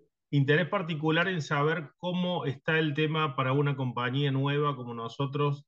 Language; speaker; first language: Spanish; native; Spanish